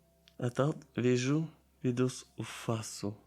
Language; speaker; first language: Portuguese; non-native, learner; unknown